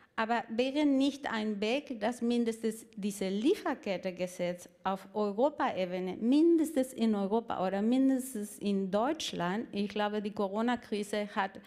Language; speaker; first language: German; non-native, fluent; Spanish